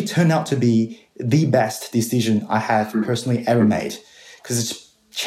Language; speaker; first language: English; non-native, fluent; Chinese